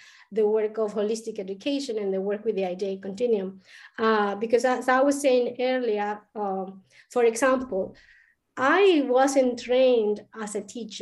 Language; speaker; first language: English; non-native, fluent; Spanish